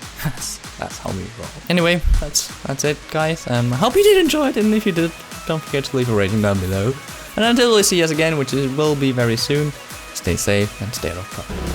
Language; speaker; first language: English; non-native, fluent; German